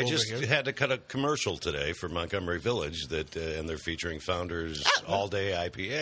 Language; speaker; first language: English; native; English